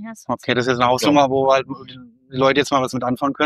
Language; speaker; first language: German; native; German